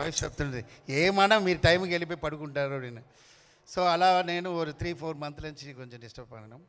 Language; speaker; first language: Telugu; non-native, learner; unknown